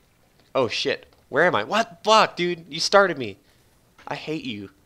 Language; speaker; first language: English; native; English